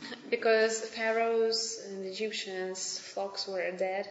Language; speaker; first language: English; non-native, learner; Ukrainian